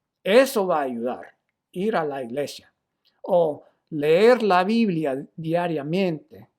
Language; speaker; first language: Spanish; non-native, fluent; English